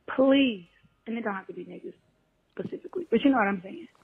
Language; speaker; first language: English; native; English